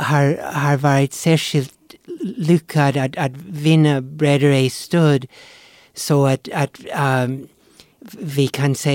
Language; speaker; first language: Swedish; non-native, fluent; English